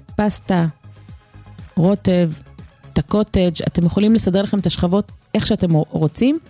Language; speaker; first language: Hebrew; native; Hebrew